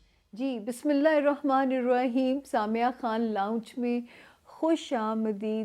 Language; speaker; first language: Urdu; native; Urdu